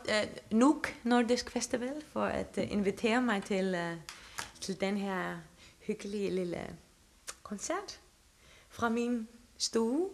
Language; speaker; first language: Danish; non-native, local second language; Faroese